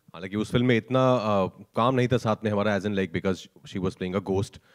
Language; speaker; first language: Hindi; native; Hindi